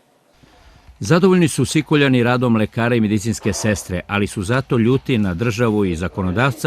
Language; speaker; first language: Serbian; native; Serbian